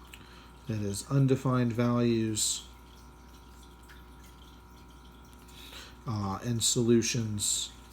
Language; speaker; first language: English; native; English